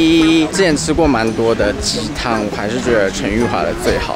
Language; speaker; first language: Chinese; native; Chinese